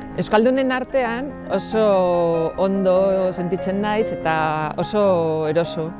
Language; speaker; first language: Basque; non-native, local second language; Spanish